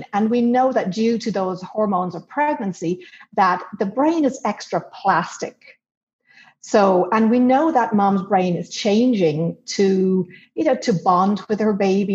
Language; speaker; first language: English; native; English